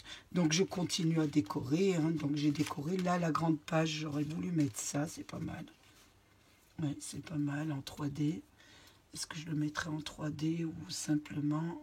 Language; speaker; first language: French; native; French